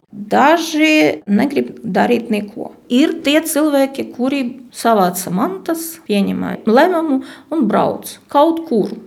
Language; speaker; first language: Latvian; non-native, local second language; Russian